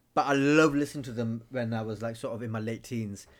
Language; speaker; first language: English; native; English